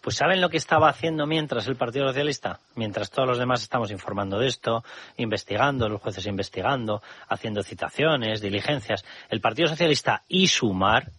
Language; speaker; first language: Spanish; native; Spanish